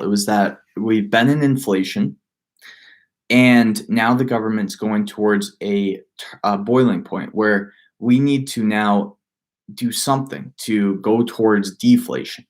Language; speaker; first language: English; native; English